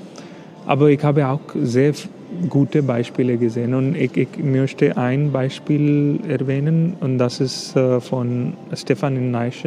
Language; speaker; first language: German; non-native, fluent; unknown